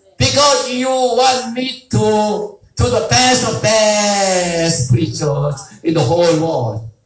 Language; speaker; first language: English; non-native, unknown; Korean